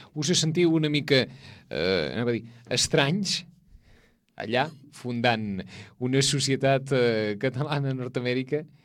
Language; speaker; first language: Catalan; native; Catalan